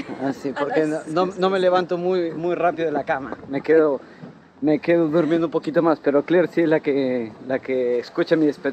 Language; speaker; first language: Spanish; native; Spanish